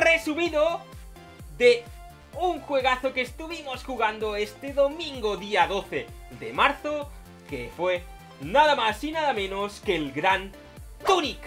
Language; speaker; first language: Spanish; native; Spanish